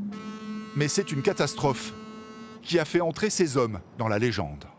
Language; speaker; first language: French; native; French